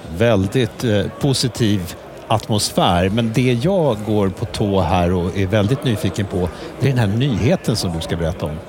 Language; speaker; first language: Swedish; native; Swedish